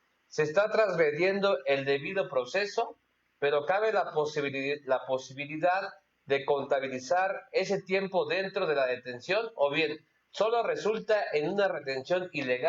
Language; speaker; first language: Spanish; native; Spanish